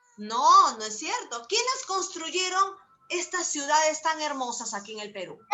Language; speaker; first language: Spanish; native; Spanish